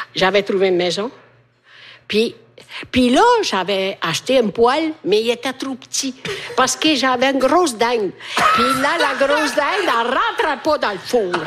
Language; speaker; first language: French; non-native, fluent; Italian